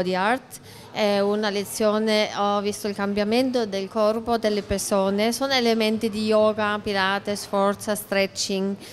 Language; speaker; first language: Italian; non-native, learner; German